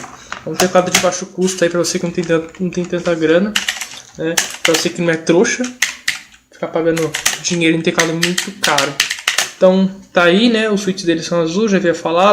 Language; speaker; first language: Portuguese; native; Portuguese